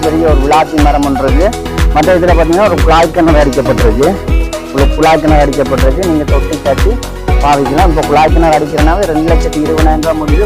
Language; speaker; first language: Tamil; native; Tamil